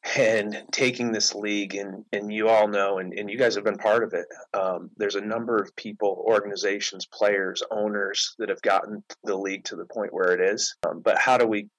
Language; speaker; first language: English; native; English